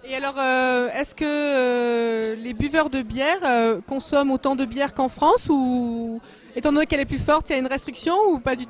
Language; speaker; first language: French; native; French